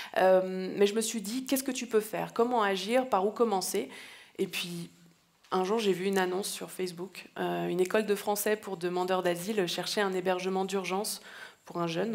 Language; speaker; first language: French; native; French